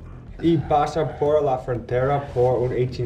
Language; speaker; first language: Spanish; non-native, learner; English